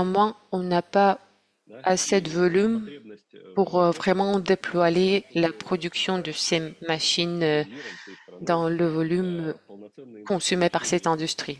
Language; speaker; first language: French; non-native, fluent; Russian